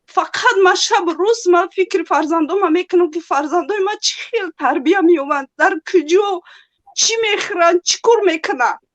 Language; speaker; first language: Tajik; native; Tajik